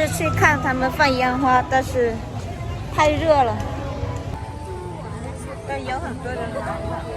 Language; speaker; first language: Chinese; non-native, learner; Vietnamese